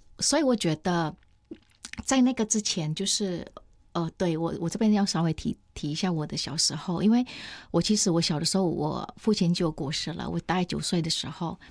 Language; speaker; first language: Chinese; non-native, fluent; Indonesian